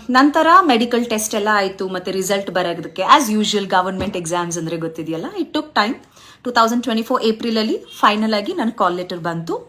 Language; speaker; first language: Kannada; native; Kannada